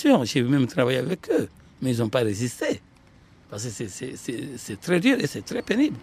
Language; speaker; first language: French; non-native, local second language; Soninke